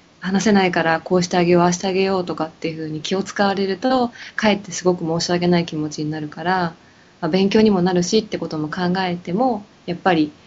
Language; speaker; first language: Japanese; native; Japanese